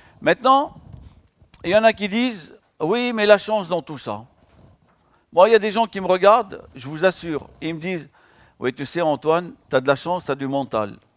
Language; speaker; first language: French; non-native, local second language; Arabic